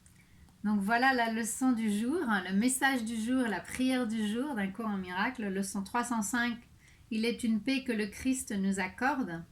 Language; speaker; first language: French; native; French